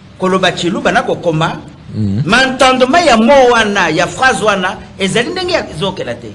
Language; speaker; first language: Lingala; non-native, local second language; Luba-Lulua